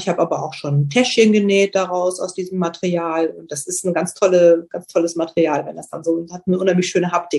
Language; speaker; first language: German; native; German